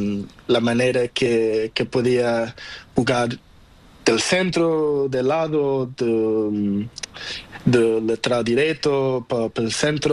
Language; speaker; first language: Spanish; non-native, learner; Portuguese